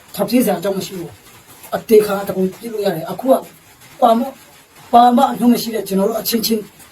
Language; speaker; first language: Burmese; non-native, local second language; Tedim Chin